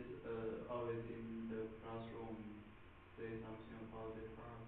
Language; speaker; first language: English; non-native, learner; Chinese